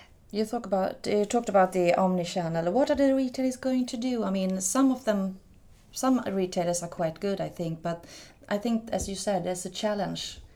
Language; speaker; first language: English; non-native, fluent; Swedish